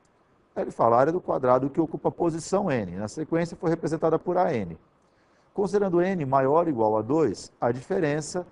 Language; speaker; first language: Portuguese; native; Portuguese